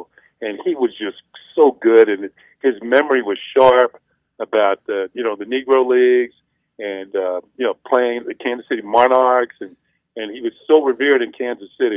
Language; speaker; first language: English; native; English